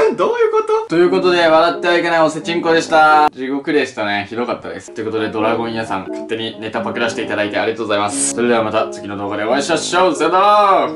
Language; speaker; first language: Japanese; native; Japanese